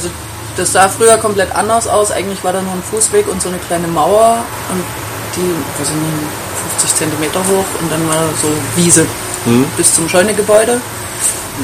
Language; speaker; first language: German; native; German